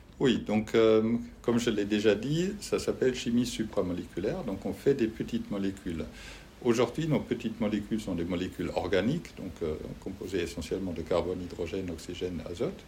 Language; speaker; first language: French; non-native, fluent; German